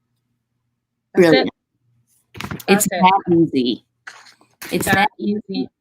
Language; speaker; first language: English; native; English